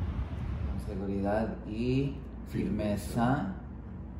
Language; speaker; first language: Spanish; early bilingual, heritage; English